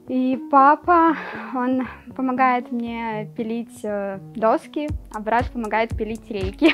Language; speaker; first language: Russian; native; Russian